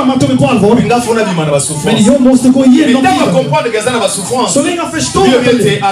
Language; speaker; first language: Swedish; non-native, fluent; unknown